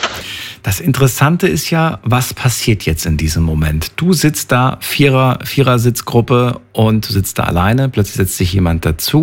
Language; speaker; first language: German; native; German